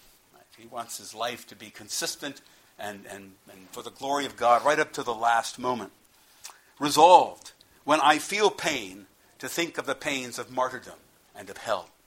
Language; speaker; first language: English; native; English